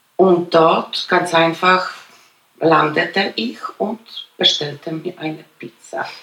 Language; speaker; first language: German; non-native, fluent; Polish